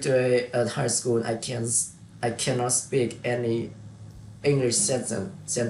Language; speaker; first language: English; non-native, learner; Vietnamese